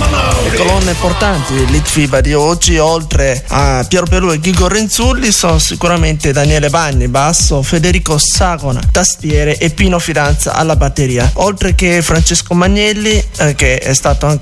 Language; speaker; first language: Italian; native; Italian